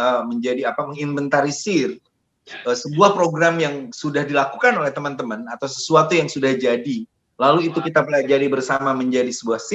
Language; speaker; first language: Indonesian; native; Indonesian